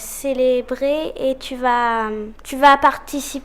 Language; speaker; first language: French; non-native, fluent; Spanish